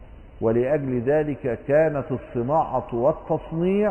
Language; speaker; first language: Arabic; native; Arabic